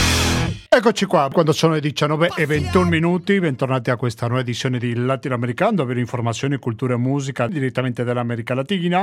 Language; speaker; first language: Italian; non-native, fluent; Spanish